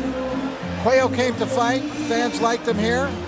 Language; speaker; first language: English; native; English